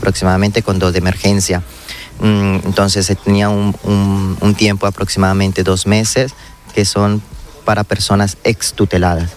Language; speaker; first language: Spanish; native; Spanish